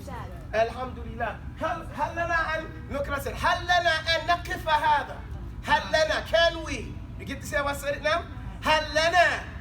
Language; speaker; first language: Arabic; non-native, fluent; English